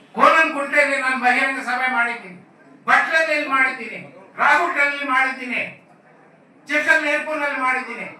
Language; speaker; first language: Kannada; non-native, local second language; Telugu